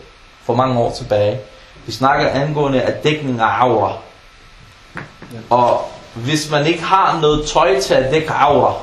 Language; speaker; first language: Danish; non-native, fluent; Arabic